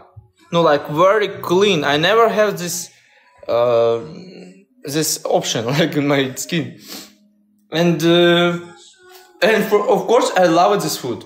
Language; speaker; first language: English; non-native, learner; Russian